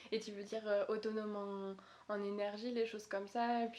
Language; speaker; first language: French; native; French